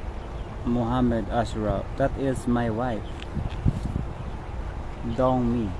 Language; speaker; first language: English; non-native, learner; Filipino